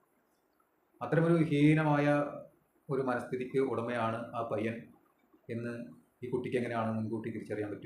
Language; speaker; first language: Malayalam; native; Malayalam